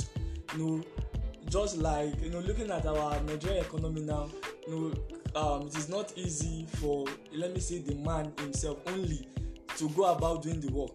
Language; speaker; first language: English; non-native, local second language; Yoruba